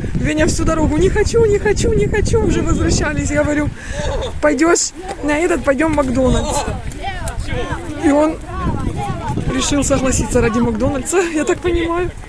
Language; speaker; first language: Russian; native; Russian